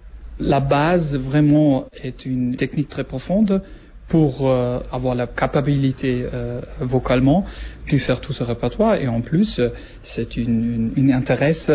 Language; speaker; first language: French; non-native, learner; German